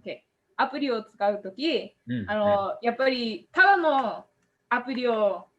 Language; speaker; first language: Japanese; non-native, fluent; English